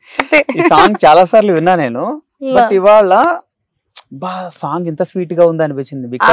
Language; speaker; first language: Telugu; native; Telugu